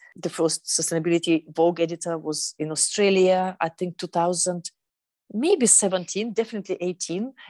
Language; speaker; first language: English; non-native, fluent; Russian